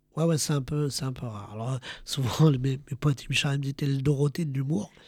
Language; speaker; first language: French; early bilingual, other home language; Arabic